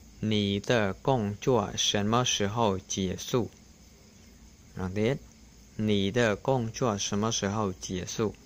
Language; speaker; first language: Chinese; non-native, learner; Khmer